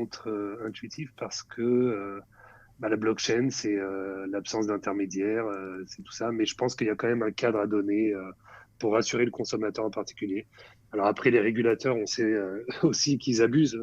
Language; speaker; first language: French; native; French